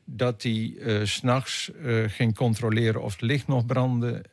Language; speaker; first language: Dutch; native; Dutch